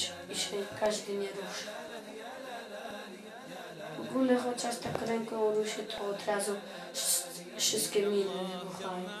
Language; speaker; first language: Polish; early bilingual, other home language; Chechen